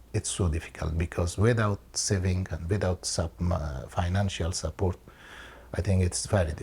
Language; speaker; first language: English; non-native, learner; Persian